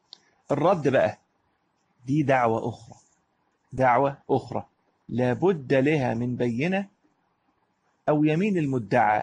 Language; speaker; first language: Arabic; native; Arabic